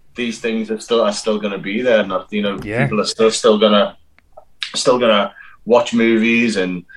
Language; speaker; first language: English; native; English